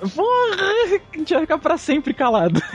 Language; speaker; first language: Portuguese; native; Portuguese